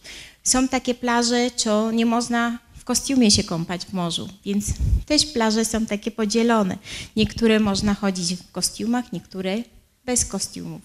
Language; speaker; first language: Polish; early bilingual, heritage; Arabic